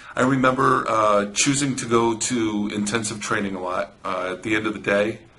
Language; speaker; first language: English; native; English